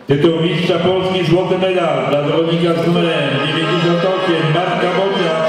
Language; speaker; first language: Polish; native; Polish